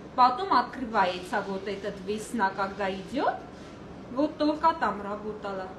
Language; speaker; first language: Russian; non-native, learner; Armenian